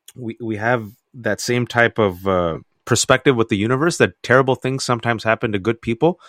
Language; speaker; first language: English; native; English